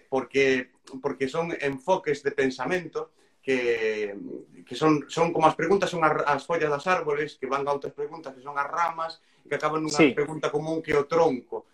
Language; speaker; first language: Galician; native; Galician